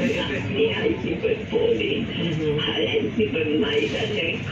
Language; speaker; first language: Hebrew; non-native, fluent; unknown